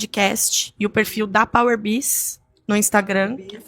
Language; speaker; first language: Portuguese; native; Portuguese